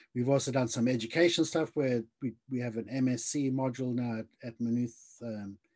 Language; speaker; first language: English; native; English